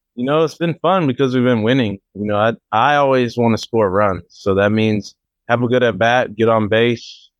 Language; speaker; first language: English; native; English